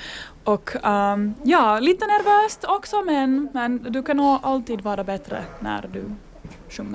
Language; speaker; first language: Swedish; non-native, learner; Finnish